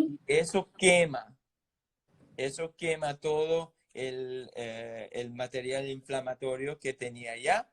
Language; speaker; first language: Spanish; non-native, fluent; English